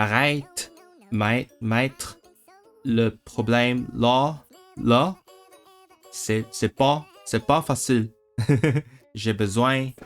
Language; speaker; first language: French; non-native, learner; Cantonese